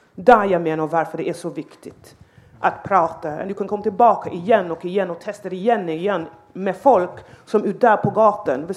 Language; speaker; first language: Swedish; non-native, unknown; English